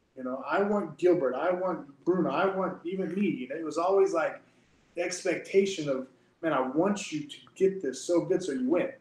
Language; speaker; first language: English; native; English